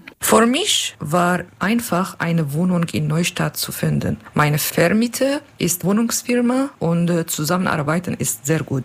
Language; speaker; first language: German; non-native, learner; Turkish